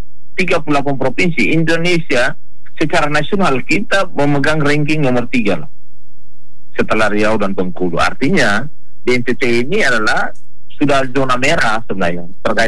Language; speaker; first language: Indonesian; native; Indonesian